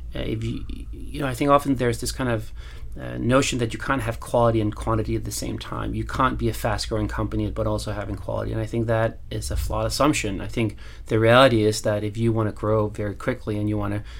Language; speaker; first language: English; non-native, fluent; Danish